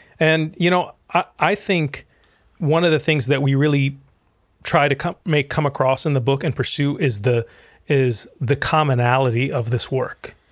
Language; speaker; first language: English; early bilingual, other home language; Arabic